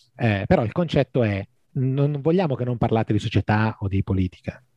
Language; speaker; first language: Italian; native; Italian